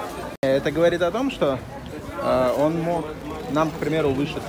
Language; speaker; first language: Russian; native; Russian